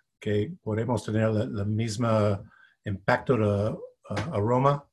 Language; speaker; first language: Spanish; non-native, fluent; English